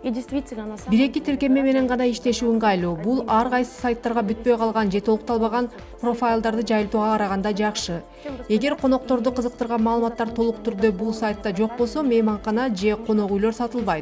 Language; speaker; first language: Kyrgyz; native; Kyrgyz